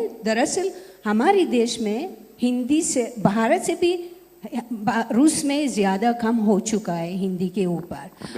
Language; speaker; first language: Hindi; non-native, fluent; Russian